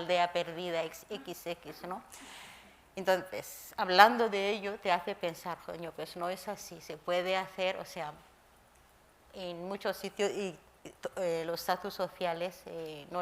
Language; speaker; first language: Spanish; non-native, fluent; Somali